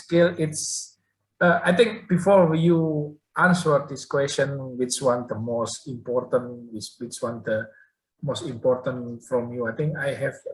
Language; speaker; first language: English; non-native, learner; Indonesian